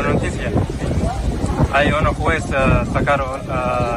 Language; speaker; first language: Spanish; non-native, learner; Arabic